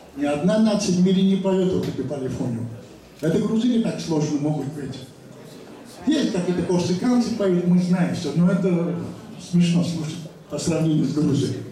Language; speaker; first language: Russian; non-native, local second language; Armenian